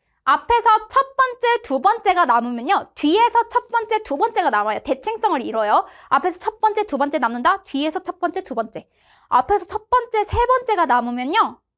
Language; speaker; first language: Korean; native; Korean